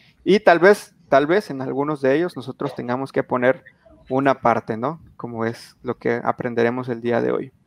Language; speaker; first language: Spanish; native; Spanish